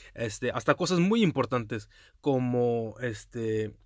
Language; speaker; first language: Spanish; early bilingual, heritage; Spanish